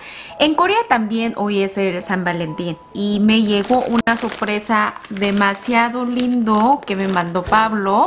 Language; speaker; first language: Spanish; non-native, learner; Korean